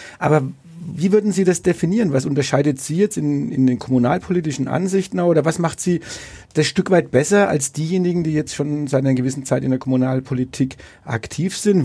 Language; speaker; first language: German; native; German